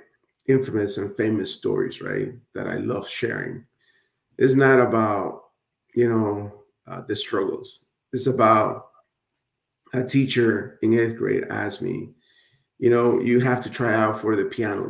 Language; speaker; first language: English; early bilingual, other home language; Spanish